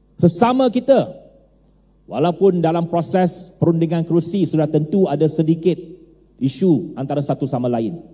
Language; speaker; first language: Malay; non-native, local second language; Chinese